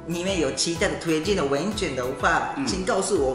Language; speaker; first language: Chinese; non-native, fluent; Japanese